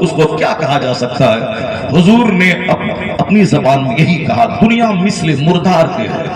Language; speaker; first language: Urdu; native; Urdu